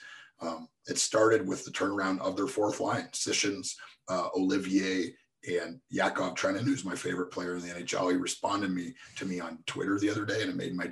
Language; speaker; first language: English; native; English